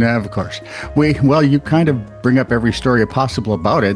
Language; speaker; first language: English; native; English